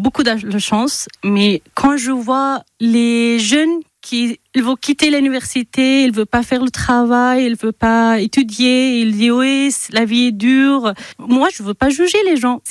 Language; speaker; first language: French; non-native, fluent; Persian